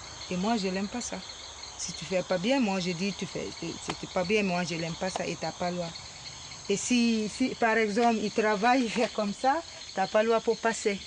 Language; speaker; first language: French; non-native, local second language; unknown